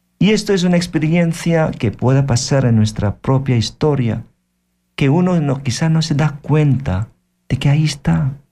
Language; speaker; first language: Spanish; non-native, fluent; Filipino